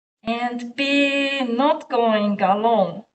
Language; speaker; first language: English; non-native, learner; Japanese